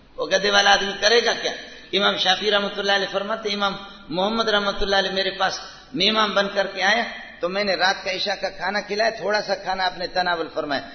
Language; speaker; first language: Urdu; non-native, local second language; Brahui